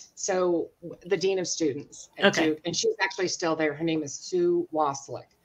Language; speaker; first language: English; native; English